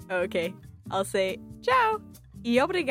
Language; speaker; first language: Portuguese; non-native, learner; English